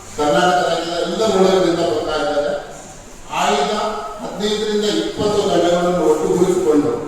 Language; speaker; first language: Kannada; non-native, local second language; Tulu